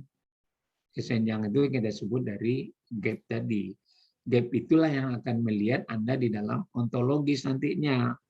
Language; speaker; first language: Indonesian; native; Indonesian